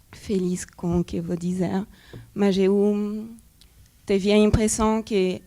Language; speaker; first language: Portuguese; non-native, fluent; French